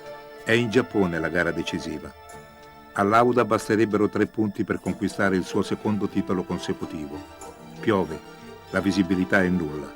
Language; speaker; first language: Italian; native; Italian